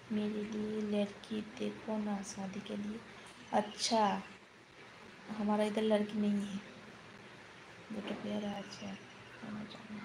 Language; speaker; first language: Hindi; non-native, local second language; Bangla